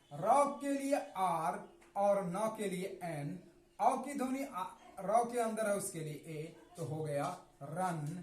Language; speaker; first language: Hindi; native; Hindi